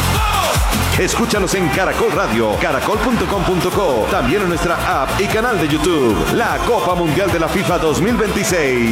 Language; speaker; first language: Spanish; native; Spanish